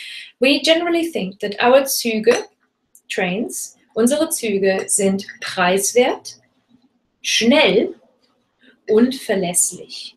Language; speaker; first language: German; non-native, fluent; English